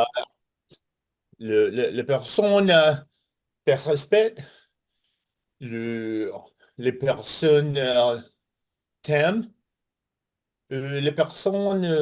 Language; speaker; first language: French; non-native, learner; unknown